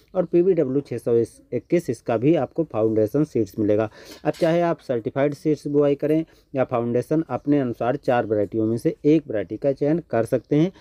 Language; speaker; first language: Hindi; native; Hindi